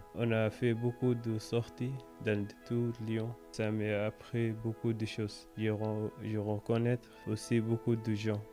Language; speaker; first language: French; non-native, learner; Arabic